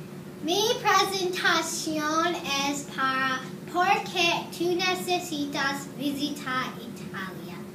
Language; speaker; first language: Spanish; non-native, learner; English